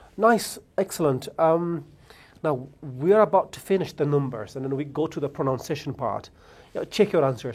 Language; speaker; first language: English; non-native, fluent; Amharic